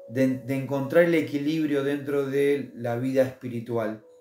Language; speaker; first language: Spanish; native; Spanish